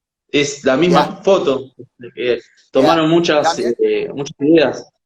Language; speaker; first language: Spanish; native; Spanish